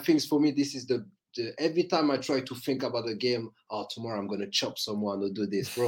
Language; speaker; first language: English; non-native, fluent; French